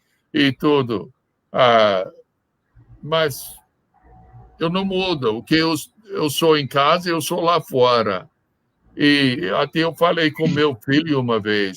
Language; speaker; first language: Portuguese; non-native, fluent; English